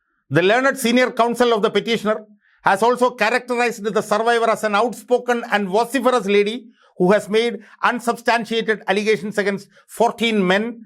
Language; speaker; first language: English; non-native, local second language; Malayalam